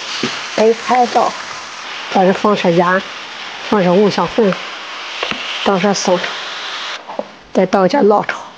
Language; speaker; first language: Chinese; native; Chinese